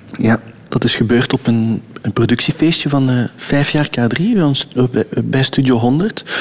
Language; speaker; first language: Dutch; native; Dutch